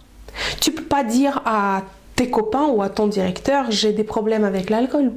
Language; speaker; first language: French; non-native, fluent; Russian